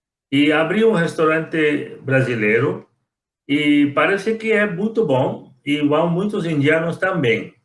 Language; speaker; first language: Portuguese; non-native, fluent; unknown